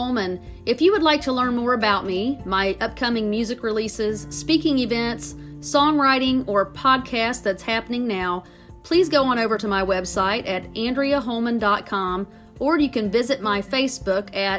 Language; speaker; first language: English; native; English